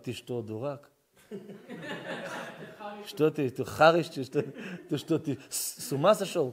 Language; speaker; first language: Russian; early bilingual, heritage; Russian